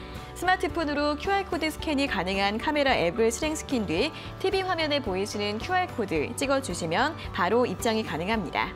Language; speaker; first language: Korean; native; Korean